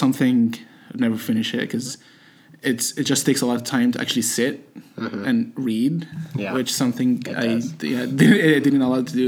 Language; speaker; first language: English; non-native, fluent; Arabic